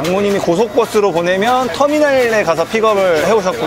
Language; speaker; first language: Korean; native; Korean